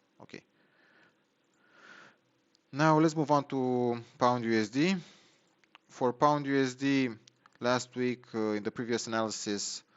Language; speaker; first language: English; non-native, fluent; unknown